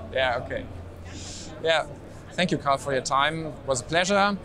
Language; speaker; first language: English; non-native, fluent; German